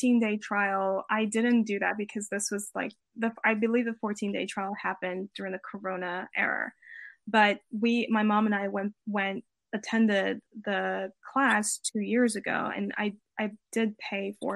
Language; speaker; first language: English; native; English